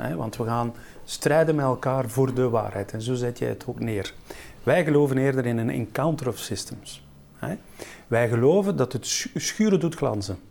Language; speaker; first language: Dutch; native; Dutch